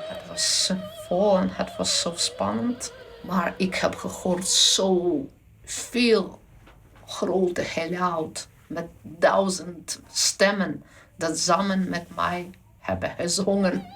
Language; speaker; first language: Dutch; non-native, learner; Ukrainian